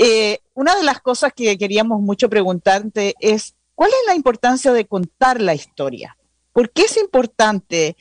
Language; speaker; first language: Spanish; native; Spanish